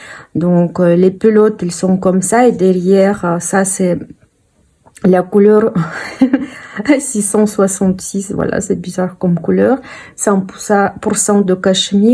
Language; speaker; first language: French; non-native, fluent; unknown